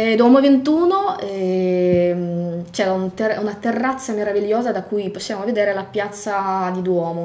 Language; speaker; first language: Italian; non-native, fluent; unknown